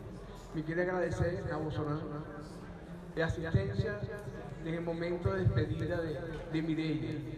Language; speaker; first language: Spanish; non-native, learner; Papiamento